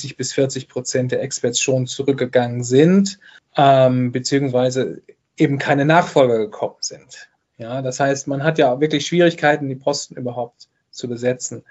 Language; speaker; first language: German; native; German